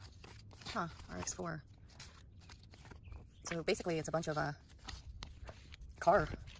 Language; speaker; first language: English; native; English